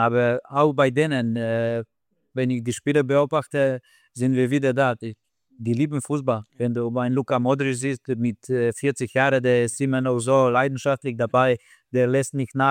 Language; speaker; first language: German; non-native, fluent; Slovenian